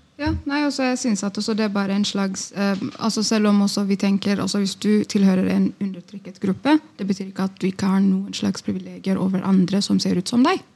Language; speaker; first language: Norwegian; non-native, fluent; Amharic